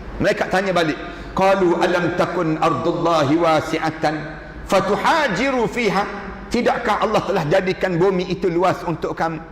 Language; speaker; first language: Malay; native; Malay